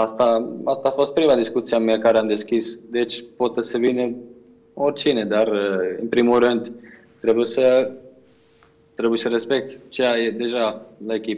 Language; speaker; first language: Romanian; non-native, fluent; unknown